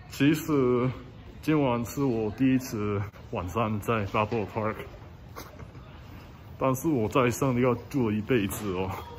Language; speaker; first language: Chinese; non-native, learner; English